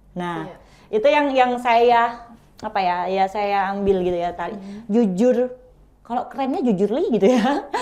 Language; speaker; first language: Indonesian; non-native, local second language; Madurese